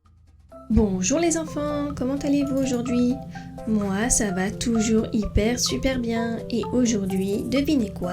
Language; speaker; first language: French; native; French